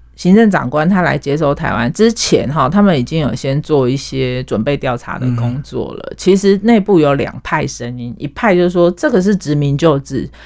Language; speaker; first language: Chinese; native; Chinese